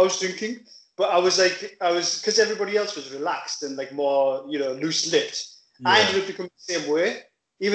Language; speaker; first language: English; native; English